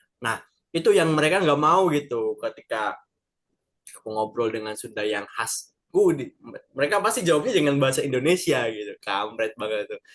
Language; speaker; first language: Indonesian; non-native, local second language; Sundanese